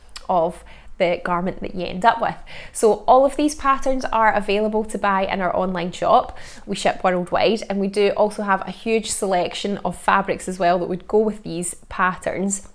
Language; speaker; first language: English; native; English